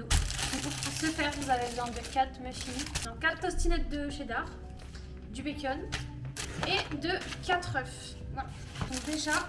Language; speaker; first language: French; native; French